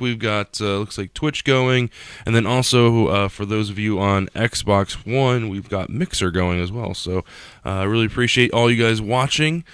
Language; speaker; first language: English; native; English